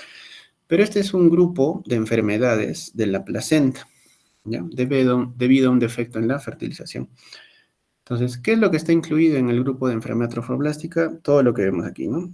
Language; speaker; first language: Spanish; native; Spanish